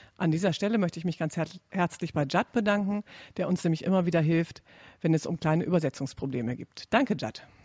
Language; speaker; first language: German; native; German